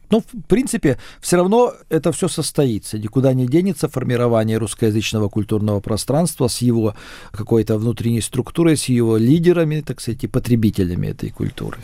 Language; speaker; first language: Russian; native; Russian